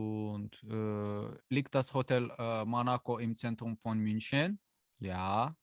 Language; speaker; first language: German; non-native, learner; Azerbaijani